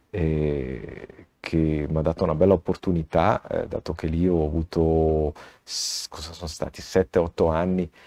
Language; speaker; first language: Italian; native; Italian